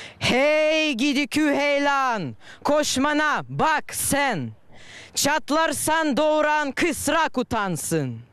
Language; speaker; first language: Turkish; non-native, learner; Russian